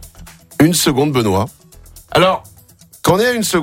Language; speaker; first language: French; native; French